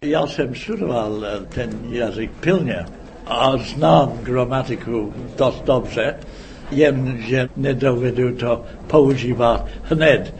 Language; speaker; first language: Czech; non-native, fluent; English